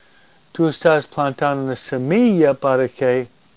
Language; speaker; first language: Spanish; non-native, fluent; English